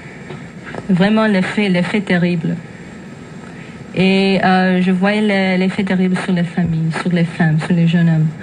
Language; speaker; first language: French; non-native, fluent; English